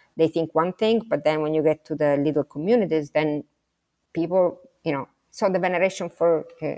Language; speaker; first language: English; non-native, fluent; Italian